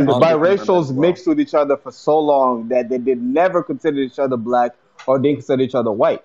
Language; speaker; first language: English; non-native, local second language; Luyia